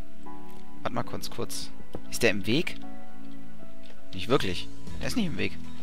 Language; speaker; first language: German; native; German